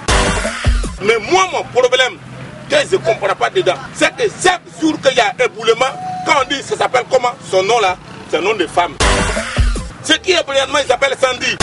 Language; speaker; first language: French; non-native, local second language; Bambara